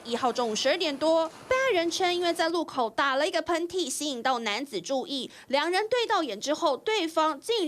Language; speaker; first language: Chinese; native; Chinese